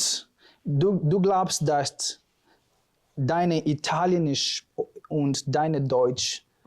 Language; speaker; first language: German; non-native, fluent; Portuguese